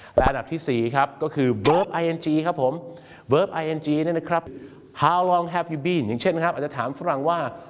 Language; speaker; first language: Thai; native; Thai